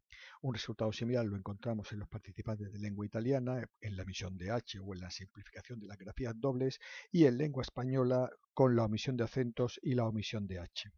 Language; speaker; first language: Spanish; native; Spanish